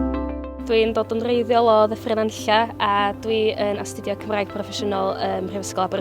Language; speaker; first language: Welsh; native; Welsh